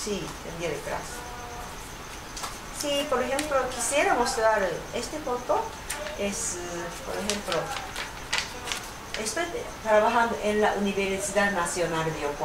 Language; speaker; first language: Spanish; non-native, learner; Japanese